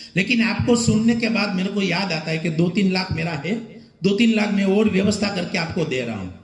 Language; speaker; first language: Hindi; non-native, local second language; Gujarati